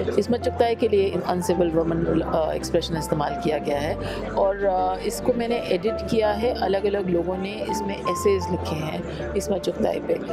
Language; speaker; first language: Hindi; native; Hindi